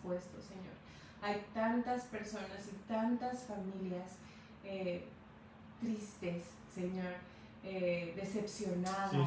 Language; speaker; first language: Spanish; native; Spanish